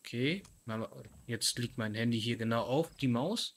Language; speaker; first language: German; native; German